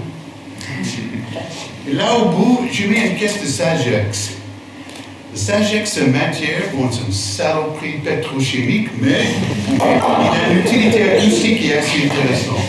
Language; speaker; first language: French; non-native, fluent; English